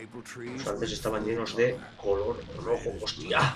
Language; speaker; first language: Spanish; native; Spanish